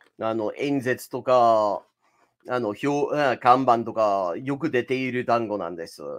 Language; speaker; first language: Japanese; non-native, fluent; English